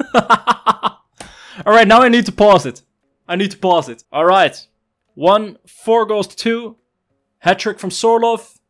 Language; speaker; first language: English; non-native, fluent; Dutch